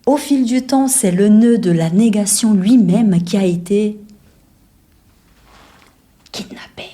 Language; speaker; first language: French; non-native, fluent; Portuguese